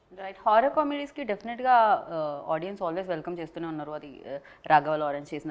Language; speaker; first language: Telugu; native; Telugu